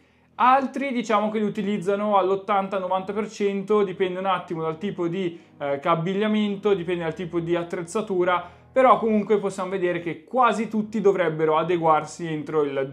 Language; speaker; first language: Italian; native; Italian